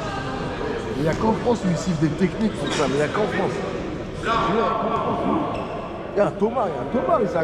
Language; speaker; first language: French; native; French